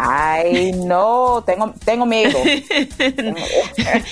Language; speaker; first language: Spanish; non-native, learner; English